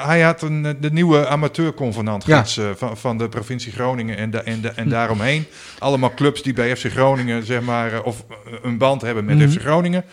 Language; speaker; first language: Dutch; native; Dutch